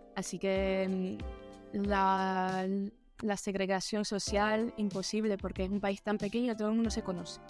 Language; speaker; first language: Spanish; early bilingual, heritage; Spanish